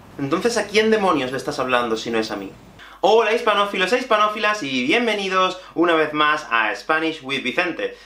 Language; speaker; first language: Spanish; native; Spanish